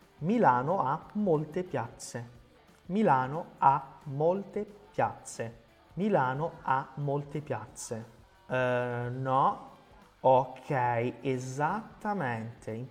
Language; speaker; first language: Italian; non-native, fluent; Portuguese